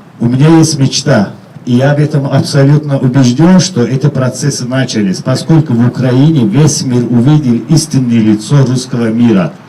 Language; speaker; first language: Russian; non-native, local second language; Chechen